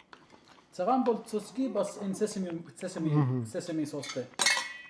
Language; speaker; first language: Mongolian; non-native, learner; Arabic